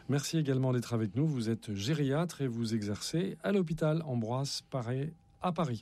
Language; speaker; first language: French; native; French